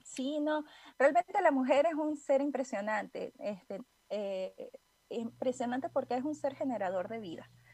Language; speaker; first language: Spanish; native; Spanish